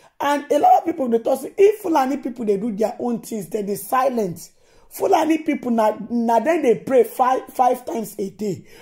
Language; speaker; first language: Nigerian Pidgin; non-native, local second language; Yoruba